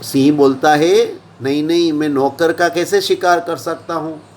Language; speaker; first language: Hindi; non-native, local second language; Gujarati